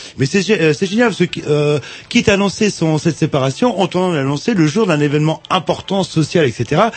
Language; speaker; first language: French; native; French